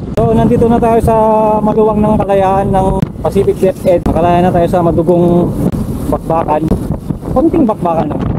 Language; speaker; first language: Filipino; non-native, local second language; Iloko